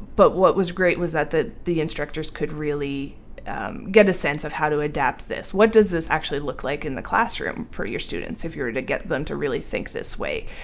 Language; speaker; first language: English; native; English